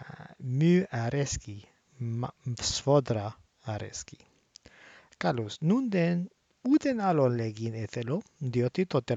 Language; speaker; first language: Greek; non-native, learner; English